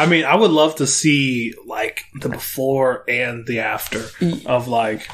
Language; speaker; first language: English; native; English